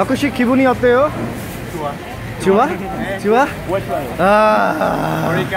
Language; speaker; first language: Korean; non-native, learner; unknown